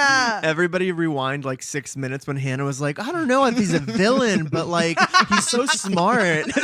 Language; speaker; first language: English; native; English